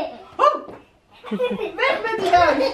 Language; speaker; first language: Dutch; native; Dutch